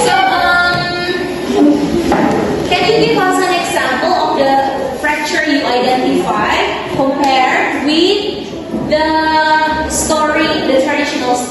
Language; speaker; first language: English; non-native, fluent; Indonesian